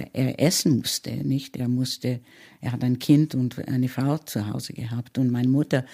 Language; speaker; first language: German; early bilingual, heritage; German